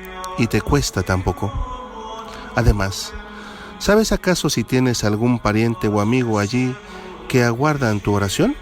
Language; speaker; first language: Spanish; native; Spanish